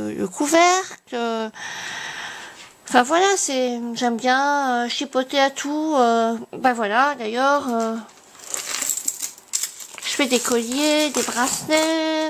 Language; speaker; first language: French; native; French